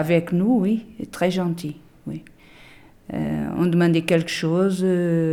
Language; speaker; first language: French; non-native, learner; Portuguese